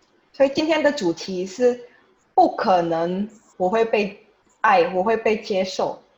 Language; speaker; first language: Chinese; non-native, fluent; Indonesian